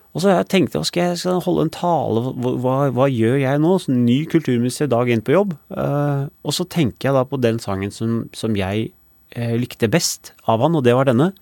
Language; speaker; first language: Norwegian; early bilingual, other home language; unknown